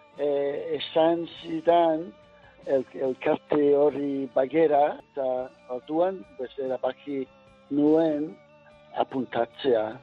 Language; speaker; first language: Basque; non-native, learner; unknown